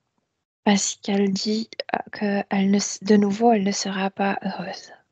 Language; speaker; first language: French; non-native, fluent; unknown